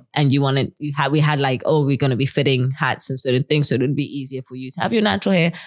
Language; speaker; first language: English; native; English